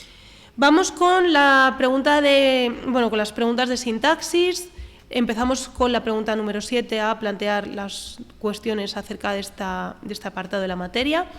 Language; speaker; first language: Spanish; native; Spanish